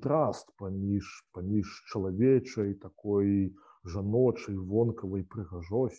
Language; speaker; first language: Polish; non-native, learner; Belarusian